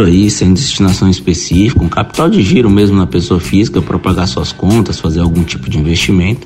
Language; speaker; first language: Portuguese; native; Portuguese